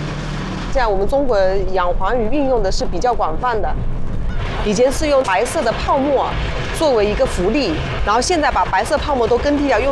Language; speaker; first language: Chinese; native; Chinese